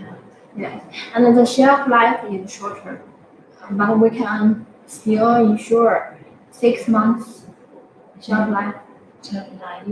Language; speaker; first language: English; non-native, fluent; Chinese